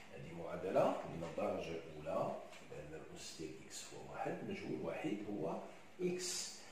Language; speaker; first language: French; non-native, local second language; Arabic